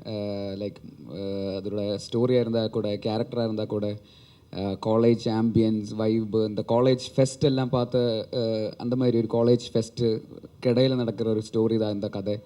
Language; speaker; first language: Tamil; non-native, learner; Malayalam